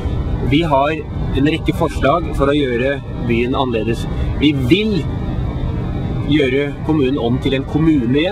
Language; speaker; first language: Norwegian; native; Norwegian